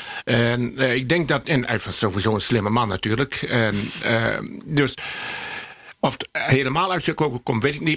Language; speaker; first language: Dutch; native; Dutch